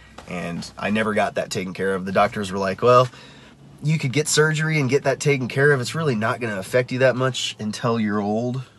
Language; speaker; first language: English; native; English